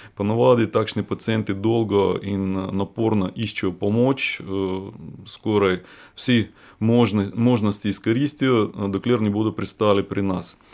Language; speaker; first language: Slovenian; non-native, fluent; Russian